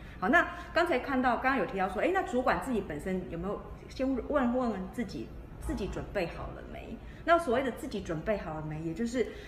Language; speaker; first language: Chinese; native; Chinese